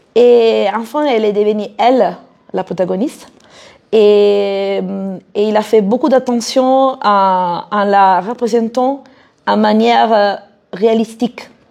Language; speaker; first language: French; non-native, fluent; Italian